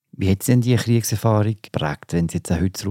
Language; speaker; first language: German; native; German